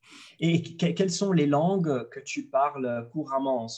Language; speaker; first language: French; non-native, local second language; Arabic